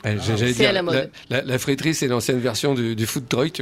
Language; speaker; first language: French; native; French